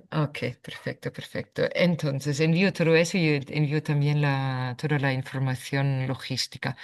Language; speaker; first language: Spanish; non-native, fluent; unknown